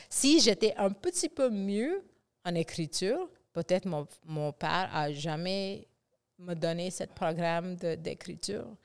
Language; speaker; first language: French; non-native, fluent; English